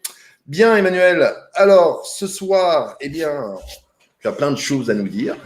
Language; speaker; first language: French; native; French